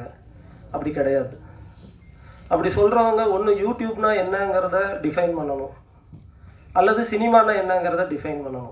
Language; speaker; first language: Tamil; native; Tamil